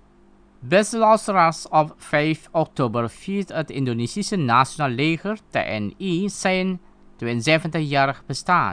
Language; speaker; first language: Dutch; non-native, fluent; Indonesian